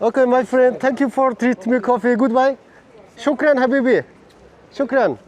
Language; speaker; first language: English; non-native, learner; Mongolian